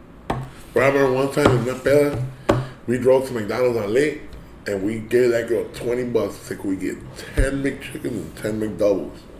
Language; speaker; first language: English; early bilingual, other home language; Spanish